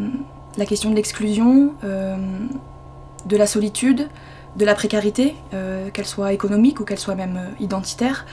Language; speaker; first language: French; native; French